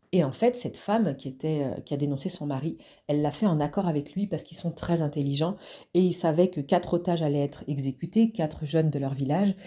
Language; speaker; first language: French; native; French